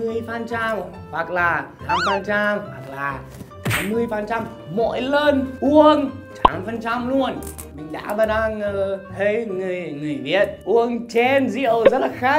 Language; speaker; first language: Vietnamese; non-native, fluent; English